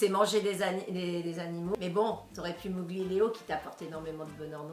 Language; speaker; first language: French; native; French